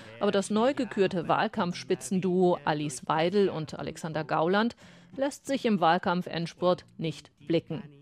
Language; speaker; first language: German; native; German